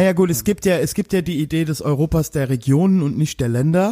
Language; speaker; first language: German; native; German